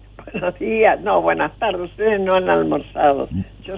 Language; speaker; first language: Spanish; native; Spanish